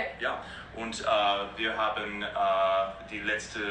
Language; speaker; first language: German; non-native, learner; English